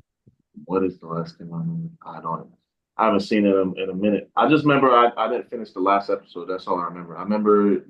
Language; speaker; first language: English; native; English